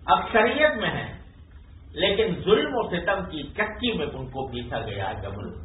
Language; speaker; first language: Urdu; native; Urdu